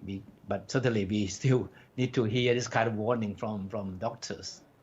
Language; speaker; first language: English; non-native, fluent; Thai